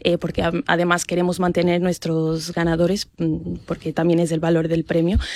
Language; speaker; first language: Spanish; non-native, fluent; Portuguese